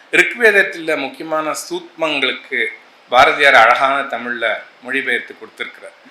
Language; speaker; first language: Tamil; native; Tamil